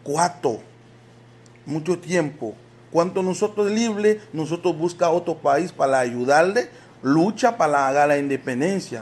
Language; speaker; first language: Spanish; non-native, learner; Haitian Creole